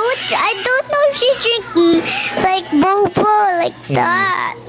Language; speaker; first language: English; non-native, local second language; Filipino